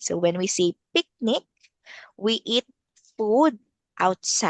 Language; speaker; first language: English; non-native, local second language; Filipino